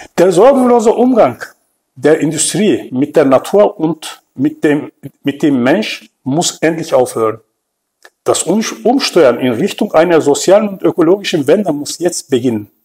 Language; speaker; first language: German; non-native, fluent; Turkish